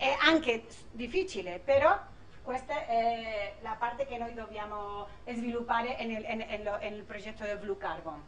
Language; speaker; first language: Italian; non-native, learner; Spanish